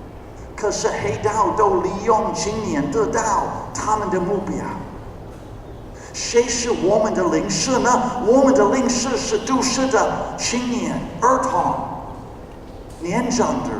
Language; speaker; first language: Chinese; non-native, fluent; English